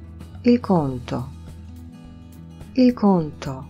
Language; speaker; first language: Italian; non-native, fluent; Polish